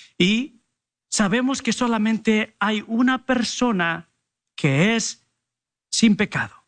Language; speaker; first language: Spanish; early bilingual, heritage; Spanish